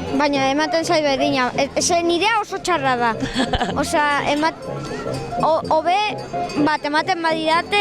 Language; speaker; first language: Basque; non-native, local second language; Spanish